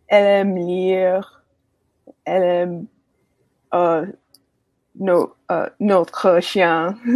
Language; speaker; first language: French; non-native, learner; English